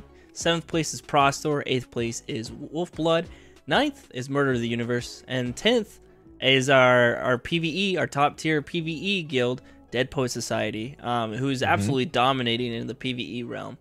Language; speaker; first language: English; native; English